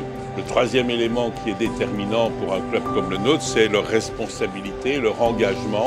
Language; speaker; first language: French; native; French